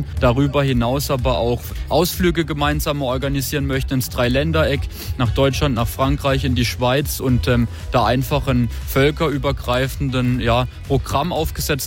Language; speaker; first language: German; native; German